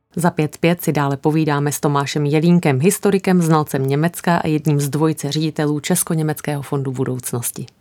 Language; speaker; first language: Czech; native; Czech